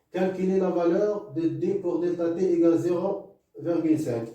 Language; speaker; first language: French; non-native, local second language; Arabic